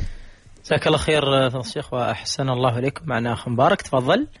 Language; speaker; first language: Arabic; native; Arabic